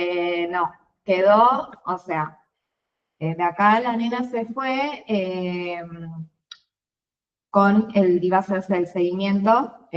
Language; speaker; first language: Spanish; native; Spanish